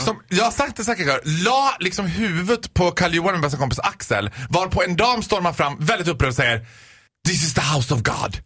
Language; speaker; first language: Swedish; native; Swedish